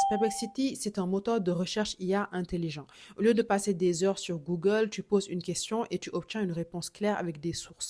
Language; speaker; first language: French; native; French